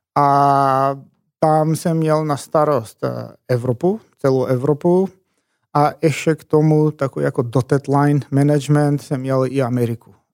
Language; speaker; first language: Czech; non-native, fluent; Macedonian